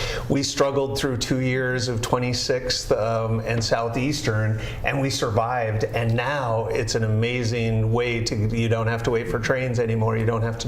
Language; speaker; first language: English; native; English